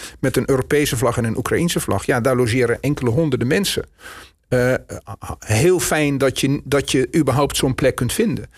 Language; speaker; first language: Dutch; native; Dutch